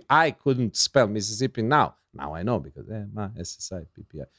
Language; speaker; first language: English; non-native, learner; Serbian